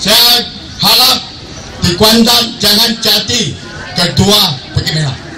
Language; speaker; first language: Indonesian; non-native, local second language; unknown